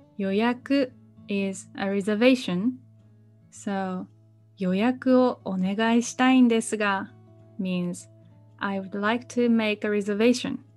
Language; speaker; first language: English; non-native, fluent; Japanese